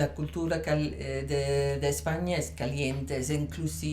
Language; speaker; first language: Spanish; non-native, fluent; Dutch